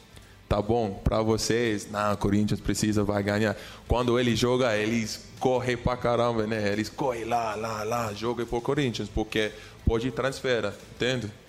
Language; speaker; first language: Portuguese; non-native, learner; English